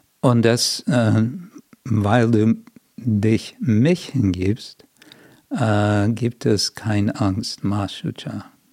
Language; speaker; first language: German; non-native, fluent; English